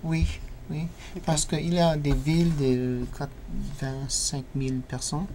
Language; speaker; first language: French; non-native, learner; English